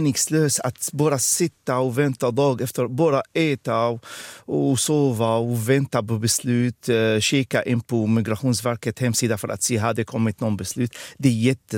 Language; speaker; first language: Swedish; non-native, fluent; Arabic